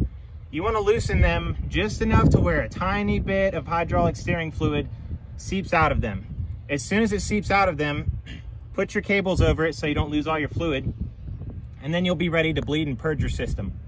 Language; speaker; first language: English; native; English